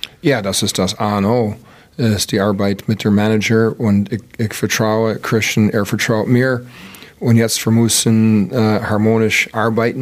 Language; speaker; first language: German; non-native, learner; English